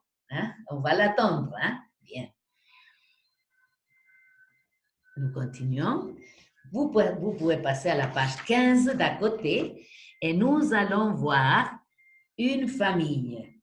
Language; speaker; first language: French; non-native, fluent; Spanish